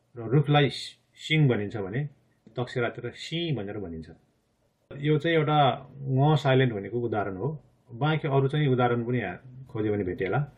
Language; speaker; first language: Nepali; non-native, local second language; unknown